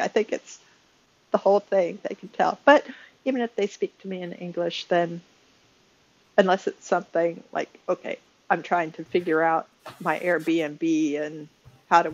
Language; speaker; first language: English; native; English